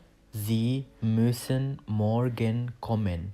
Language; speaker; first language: German; non-native, learner; Bangla